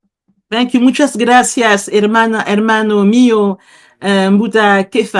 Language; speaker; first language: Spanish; non-native, fluent; Kongo